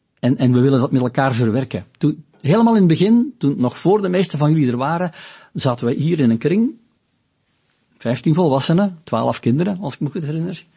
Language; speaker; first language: Dutch; native; Dutch